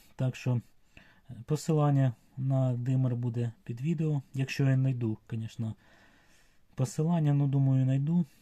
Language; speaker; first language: Ukrainian; non-native, local second language; Russian